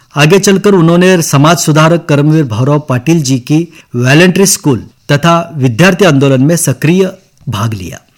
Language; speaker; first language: Hindi; non-native, local second language; Marathi